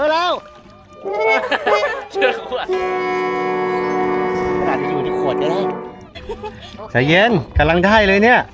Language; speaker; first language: Thai; native; Thai